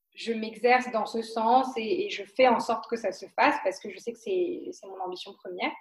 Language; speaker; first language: French; native; French